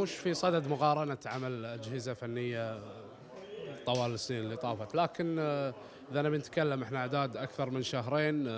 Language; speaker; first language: Arabic; native; Arabic